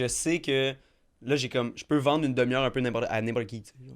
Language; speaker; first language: French; native; French